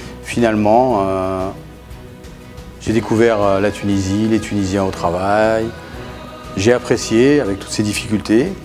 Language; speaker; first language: French; early bilingual, other home language; Arabic